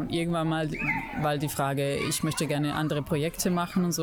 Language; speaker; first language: German; non-native, fluent; Italian